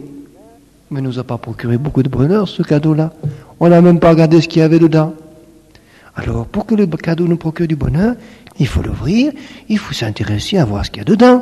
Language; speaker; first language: French; native; French